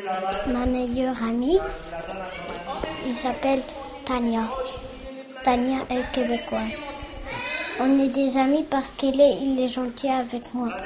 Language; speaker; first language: French; early bilingual, other home language; Arabic